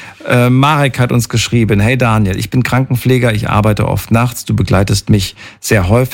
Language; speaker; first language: German; native; German